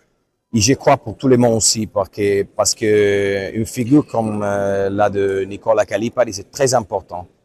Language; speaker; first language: French; non-native, fluent; Italian